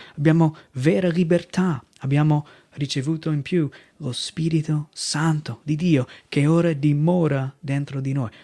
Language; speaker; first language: Italian; non-native, fluent; English